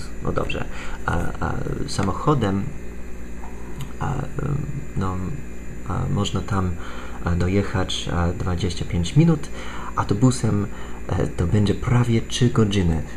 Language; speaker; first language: Polish; non-native, fluent; English